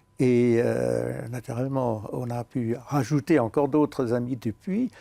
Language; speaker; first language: French; non-native, fluent; German